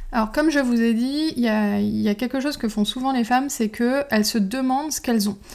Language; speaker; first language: French; native; French